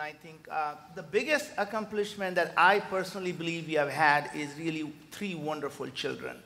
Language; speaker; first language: English; non-native, local second language; Hindi